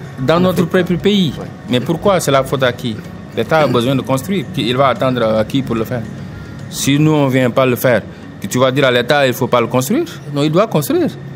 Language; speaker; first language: French; non-native, local second language; Wolof